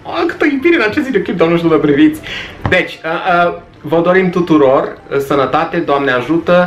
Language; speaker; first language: Romanian; native; Romanian